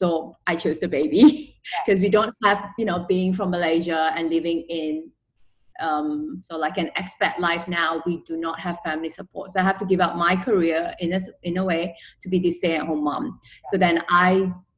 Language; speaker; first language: English; non-native, local second language; Chinese